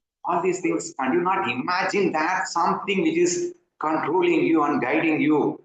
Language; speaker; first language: English; non-native, local second language; Tamil